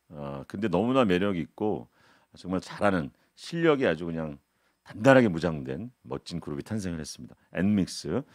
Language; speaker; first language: Korean; native; Korean